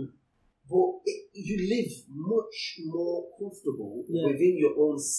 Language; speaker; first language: English; early bilingual, other home language; Cantonese